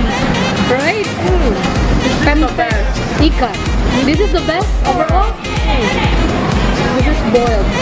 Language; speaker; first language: English; non-native, fluent; Indonesian